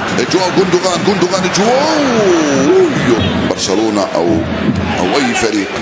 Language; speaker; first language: Arabic; native; Arabic